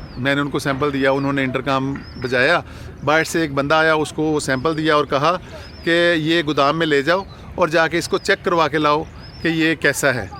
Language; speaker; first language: Urdu; non-native, local second language; Punjabi